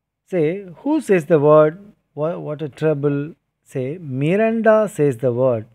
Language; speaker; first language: English; non-native, local second language; Tamil